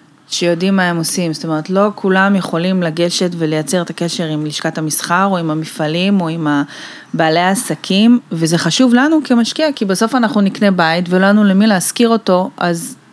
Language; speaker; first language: Hebrew; native; Hebrew